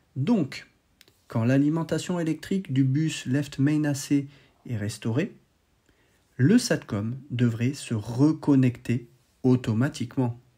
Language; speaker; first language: French; native; French